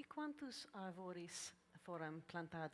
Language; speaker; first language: Portuguese; non-native, learner; English